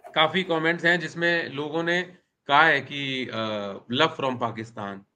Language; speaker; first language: Hindi; native; Hindi